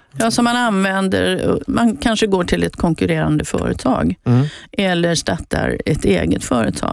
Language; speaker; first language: Swedish; native; Swedish